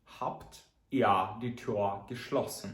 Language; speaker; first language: German; non-native, fluent; Ukrainian